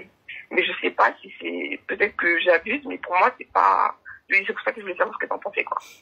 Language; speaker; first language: French; native; French